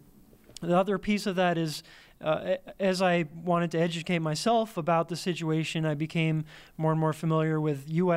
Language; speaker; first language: English; native; English